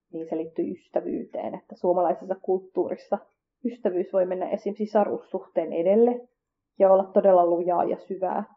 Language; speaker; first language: Finnish; early bilingual, other home language; Kurdish